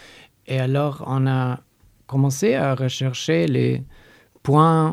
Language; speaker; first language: French; non-native, learner; Polish